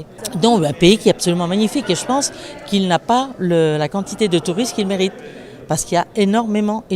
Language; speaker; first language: French; native; French